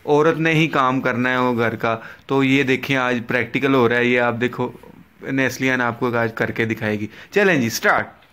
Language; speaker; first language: Urdu; non-native, local second language; Punjabi